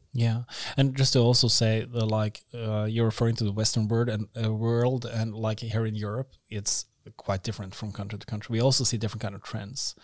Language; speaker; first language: English; non-native, fluent; Norwegian